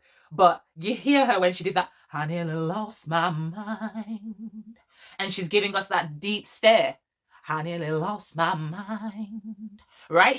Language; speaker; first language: English; native; English